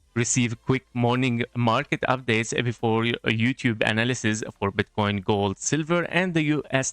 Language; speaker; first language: English; non-native, fluent; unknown